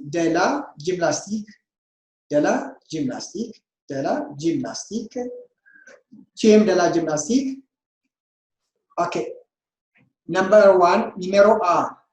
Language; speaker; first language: French; non-native, fluent; Amharic